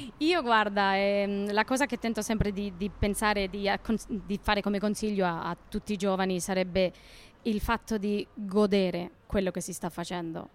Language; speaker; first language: Italian; non-native, fluent; Spanish